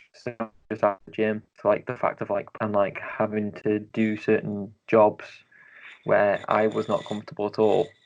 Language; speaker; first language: English; native; English